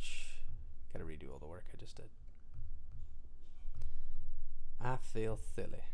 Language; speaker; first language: English; native; English